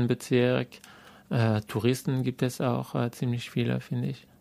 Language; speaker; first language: German; non-native, fluent; French